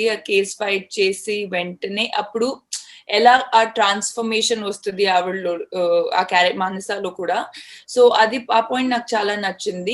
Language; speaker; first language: Telugu; non-native, fluent; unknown